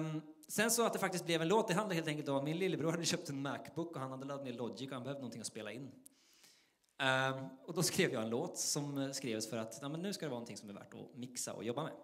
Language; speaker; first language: Swedish; native; Swedish